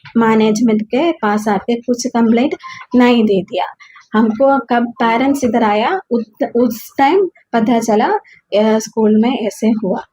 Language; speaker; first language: Hindi; non-native, local second language; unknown